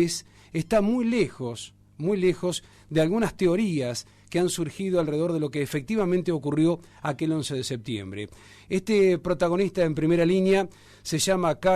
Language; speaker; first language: Spanish; native; Spanish